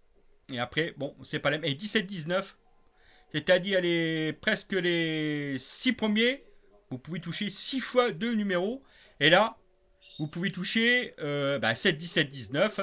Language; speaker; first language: French; native; French